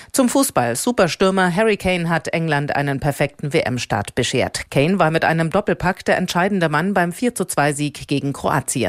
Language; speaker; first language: German; native; German